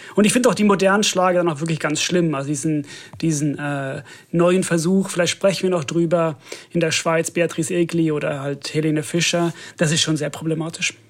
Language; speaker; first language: German; non-native, fluent; Finnish